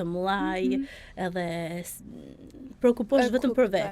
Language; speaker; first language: Albanian; early bilingual, heritage; Albanian